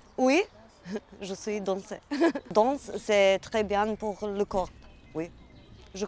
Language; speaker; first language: French; non-native, learner; Serbian